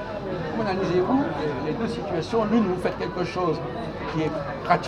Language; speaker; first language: French; native; French